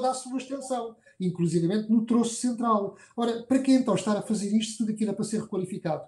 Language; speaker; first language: Portuguese; native; Portuguese